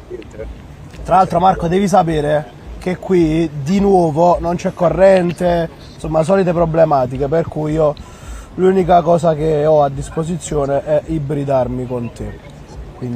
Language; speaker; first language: Italian; native; Italian